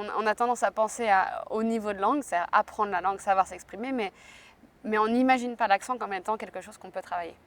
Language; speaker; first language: French; native; French